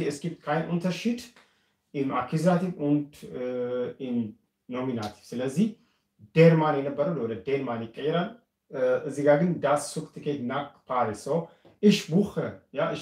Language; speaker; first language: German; non-native, fluent; Amharic